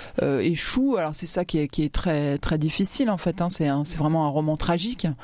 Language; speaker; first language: French; native; French